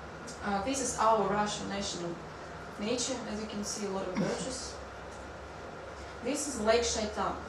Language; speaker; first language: English; non-native, fluent; Russian